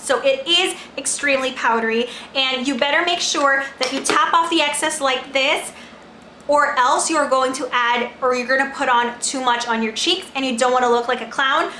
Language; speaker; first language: English; non-native, local second language; Filipino